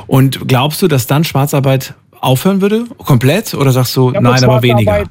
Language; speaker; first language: German; native; German